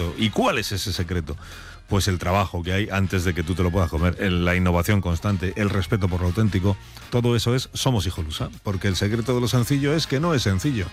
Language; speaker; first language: Spanish; native; Spanish